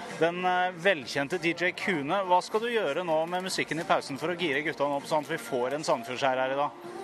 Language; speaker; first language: Norwegian; native; Norwegian